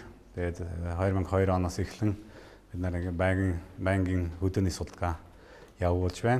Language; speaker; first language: Mongolian; non-native, fluent; Hungarian